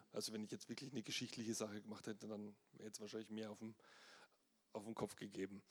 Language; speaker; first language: German; native; German